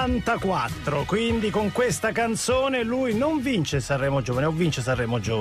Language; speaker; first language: Italian; native; Italian